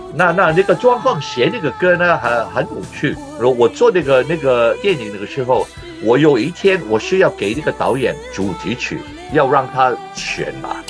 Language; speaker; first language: Chinese; non-native, local second language; Cantonese